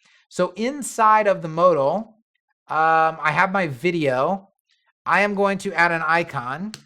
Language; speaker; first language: English; native; English